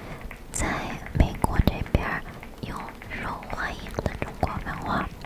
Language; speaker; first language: Chinese; early bilingual, heritage; English